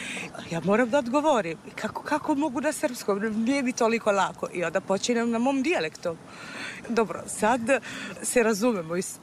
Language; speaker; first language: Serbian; non-native, fluent; Italian